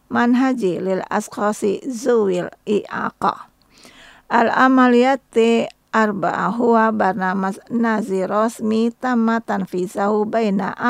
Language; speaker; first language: Arabic; non-native, fluent; Indonesian